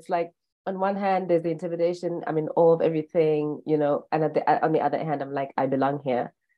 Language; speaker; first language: English; non-native, local second language; Xhosa